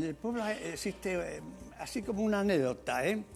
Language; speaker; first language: Spanish; native; Spanish